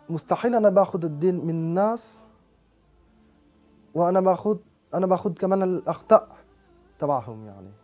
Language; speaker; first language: Arabic; non-native, fluent; French